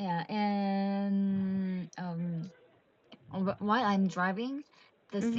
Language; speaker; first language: English; non-native, learner; Korean